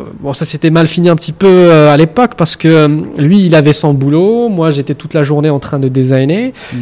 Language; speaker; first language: French; non-native, local second language; Arabic